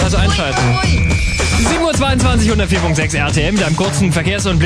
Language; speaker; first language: German; native; German